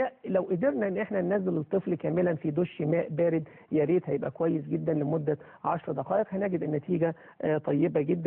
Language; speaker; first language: Arabic; native; Arabic